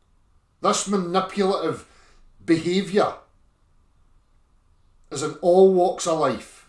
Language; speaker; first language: English; native; English